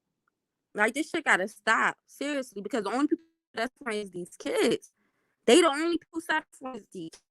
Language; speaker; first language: English; native; English